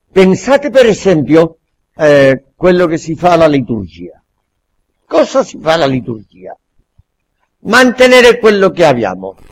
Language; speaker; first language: Italian; non-native, fluent; Spanish